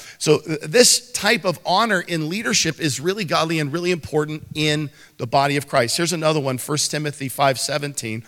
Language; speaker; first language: English; native; English